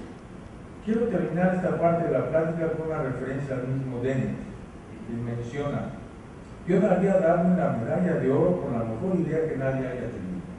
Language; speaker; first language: Spanish; native; Spanish